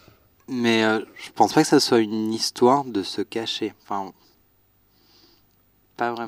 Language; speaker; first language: French; native; French